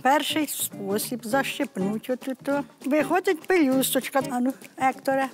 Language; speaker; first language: Ukrainian; native; Ukrainian